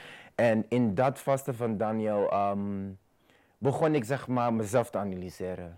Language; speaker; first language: Dutch; non-native, fluent; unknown